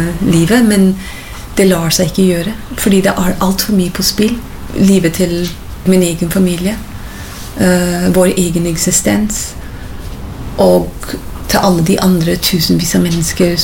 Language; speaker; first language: Norwegian; non-native, fluent; English